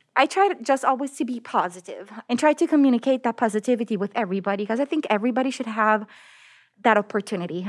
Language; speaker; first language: English; non-native, fluent; Italian